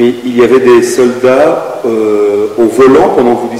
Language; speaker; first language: French; native; French